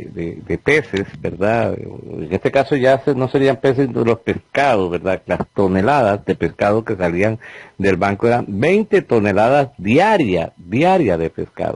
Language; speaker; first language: Spanish; native; Spanish